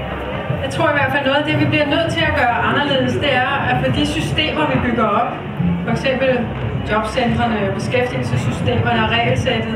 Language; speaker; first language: Danish; native; Danish